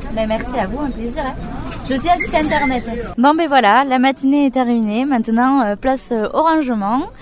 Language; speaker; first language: French; early bilingual, other home language; Spanish